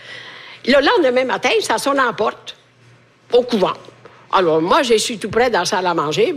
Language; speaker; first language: French; non-native, fluent; Italian